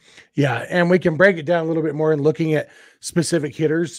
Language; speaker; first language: English; native; English